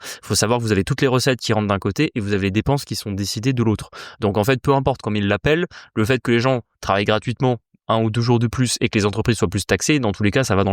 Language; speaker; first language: French; native; French